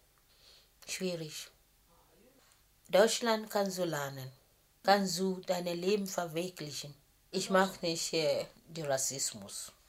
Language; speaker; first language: German; non-native, fluent; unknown